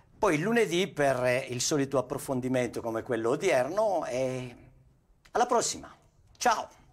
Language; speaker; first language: Italian; native; Italian